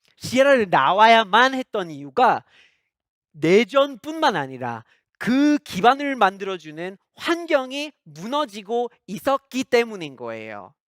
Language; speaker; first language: Korean; non-native, fluent; English